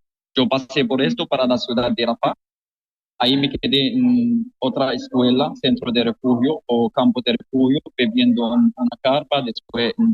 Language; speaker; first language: Spanish; non-native, fluent; Arabic